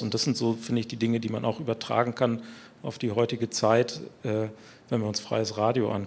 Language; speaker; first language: German; native; German